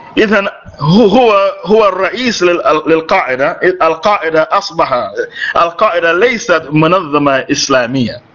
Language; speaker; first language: Arabic; non-native, fluent; English